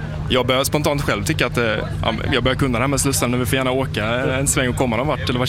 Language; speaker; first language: Swedish; native; Swedish